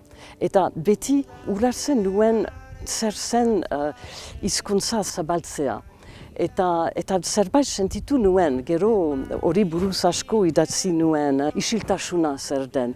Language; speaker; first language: Basque; non-native, local second language; English